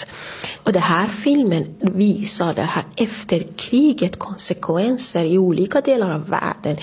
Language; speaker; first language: Swedish; non-native, fluent; Persian